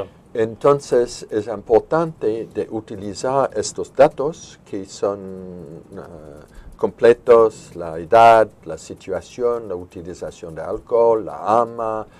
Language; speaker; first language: Spanish; non-native, fluent; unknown